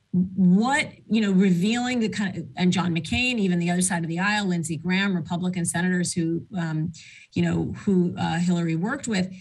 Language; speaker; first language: English; early bilingual, other home language; Arabic